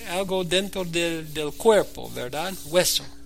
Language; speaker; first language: Spanish; non-native, learner; English